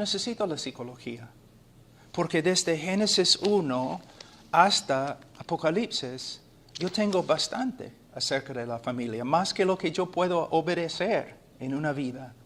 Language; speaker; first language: Spanish; non-native, fluent; English